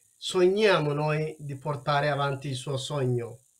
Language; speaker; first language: Italian; non-native, learner; Wolaytta